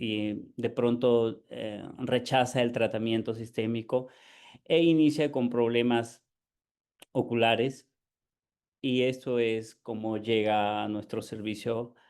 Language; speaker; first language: Spanish; native; Spanish